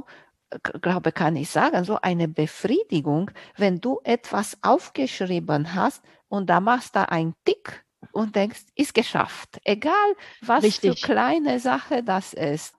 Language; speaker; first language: German; non-native, fluent; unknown